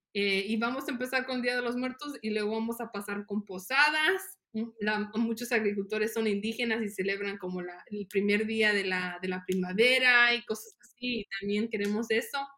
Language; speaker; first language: Spanish; early bilingual, heritage; Spanish